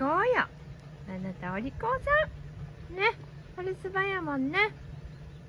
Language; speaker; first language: Japanese; native; Japanese